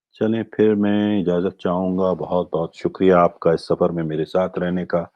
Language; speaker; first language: Urdu; non-native, local second language; Gujarati